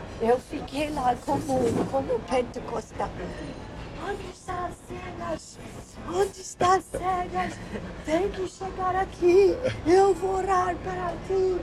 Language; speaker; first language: Portuguese; non-native, learner; English